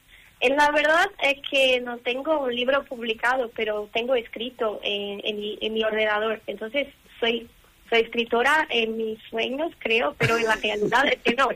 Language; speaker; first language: Spanish; non-native, learner; Portuguese